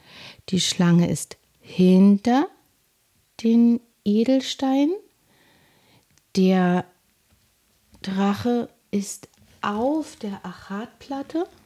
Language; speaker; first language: German; native; German